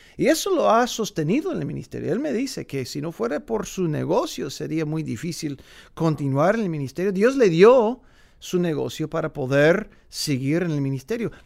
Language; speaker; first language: Spanish; non-native, fluent; English